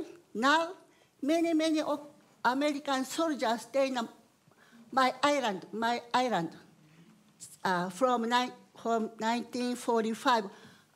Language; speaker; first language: English; non-native, learner; Japanese